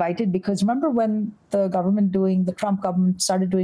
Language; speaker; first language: English; non-native, local second language; Bangla